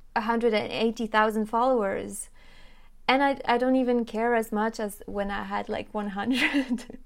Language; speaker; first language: English; non-native, fluent; French